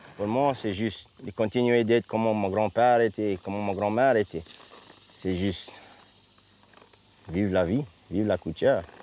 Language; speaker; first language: French; non-native, local second language; English